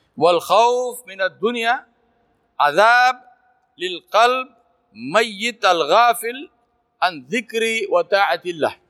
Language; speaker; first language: Arabic; non-native, fluent; Urdu